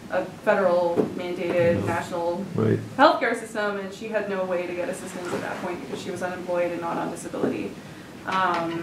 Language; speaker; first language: English; native; English